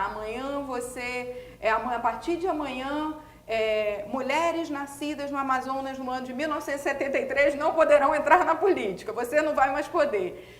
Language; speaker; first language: Portuguese; native; Portuguese